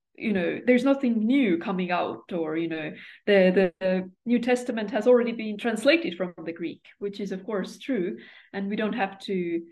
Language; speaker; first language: English; non-native, fluent; Estonian